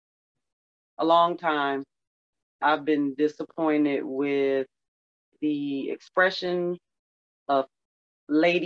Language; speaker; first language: English; native; English